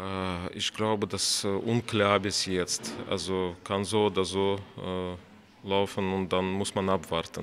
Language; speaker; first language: German; non-native, fluent; Russian